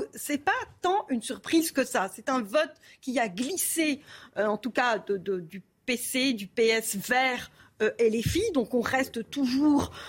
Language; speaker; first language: French; non-native, local second language; Arabic